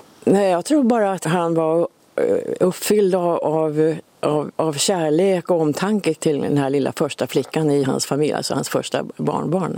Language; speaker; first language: Swedish; native; Swedish